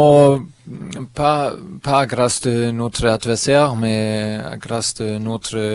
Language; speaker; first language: French; non-native, fluent; German